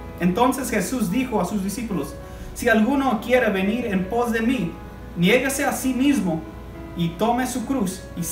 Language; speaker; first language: Spanish; early bilingual, heritage; Spanish